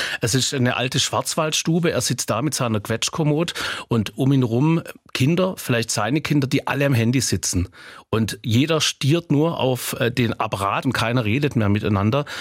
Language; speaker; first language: German; native; German